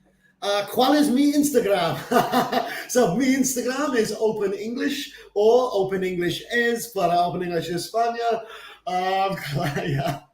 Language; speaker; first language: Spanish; non-native, fluent; English